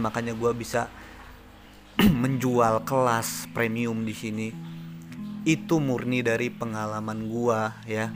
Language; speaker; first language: Indonesian; native; Indonesian